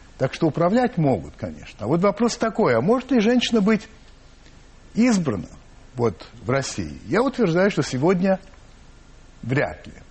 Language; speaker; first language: Russian; early bilingual, heritage; English